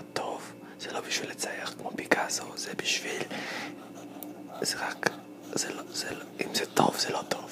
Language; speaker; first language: Hebrew; non-native, fluent; English